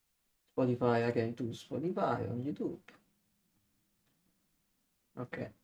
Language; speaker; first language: English; non-native, learner; Italian